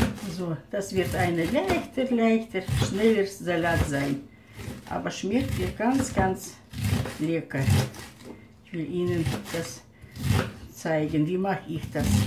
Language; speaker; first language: German; non-native, fluent; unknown